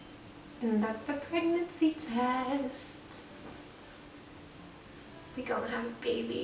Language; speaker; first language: English; native; English